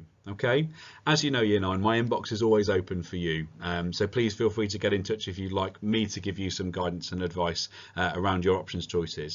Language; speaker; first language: English; native; English